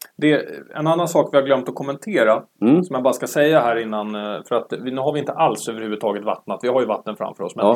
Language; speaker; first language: Swedish; native; Swedish